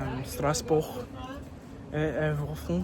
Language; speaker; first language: French; non-native, learner; English